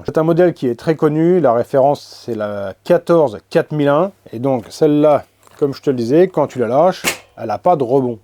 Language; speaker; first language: French; native; French